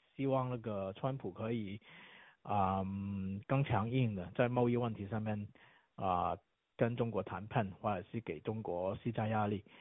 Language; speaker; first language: Chinese; non-native, local second language; Cantonese